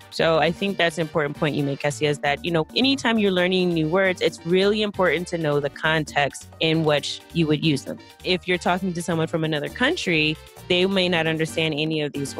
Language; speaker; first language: English; native; English